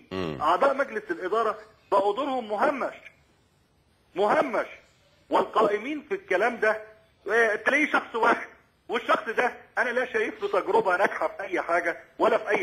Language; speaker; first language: Arabic; native; Arabic